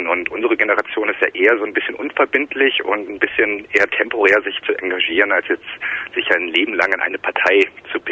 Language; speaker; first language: German; native; German